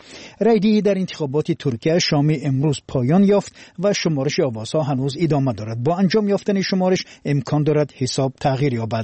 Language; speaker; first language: Persian; native; Persian